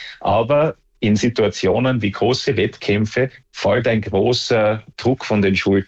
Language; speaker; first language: German; native; German